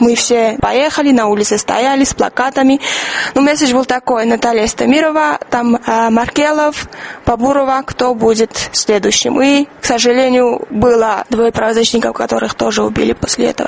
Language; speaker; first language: Russian; non-native, fluent; Georgian